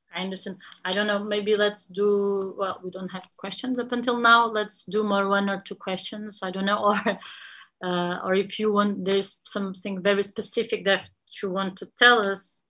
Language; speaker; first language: English; non-native, fluent; Portuguese